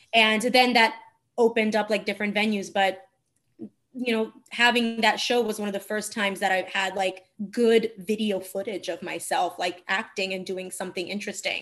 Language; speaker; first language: English; non-native, fluent; Italian